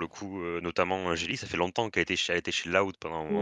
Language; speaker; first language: French; native; French